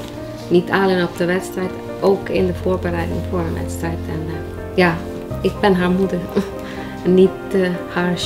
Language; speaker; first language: Dutch; non-native, fluent; Icelandic